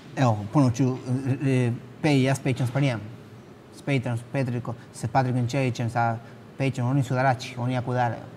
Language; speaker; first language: Bosnian; non-native, fluent; Spanish